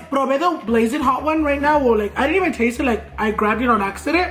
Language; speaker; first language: English; early bilingual, other home language; Spanish